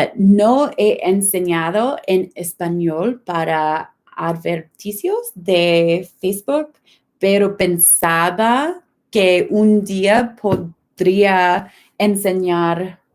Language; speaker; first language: Spanish; non-native, learner; English